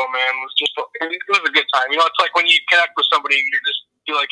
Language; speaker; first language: English; native; English